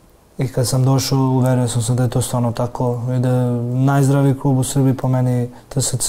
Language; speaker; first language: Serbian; early bilingual, heritage; Serbian